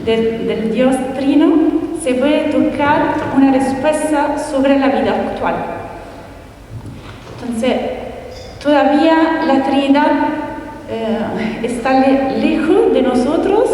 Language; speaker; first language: Spanish; non-native, fluent; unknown